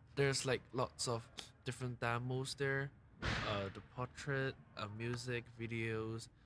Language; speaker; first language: English; non-native, local second language; Cantonese